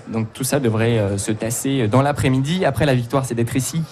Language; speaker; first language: French; native; French